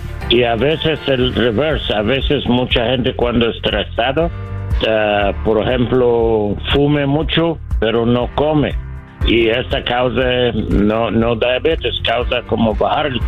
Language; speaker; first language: Spanish; non-native, learner; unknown